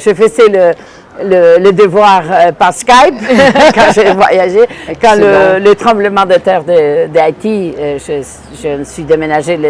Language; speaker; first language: French; non-native, fluent; Spanish